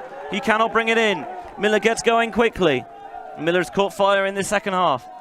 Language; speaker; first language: English; native; English